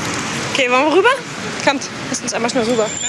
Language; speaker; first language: German; native; German